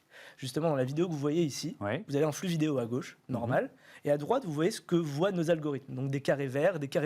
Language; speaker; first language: French; native; French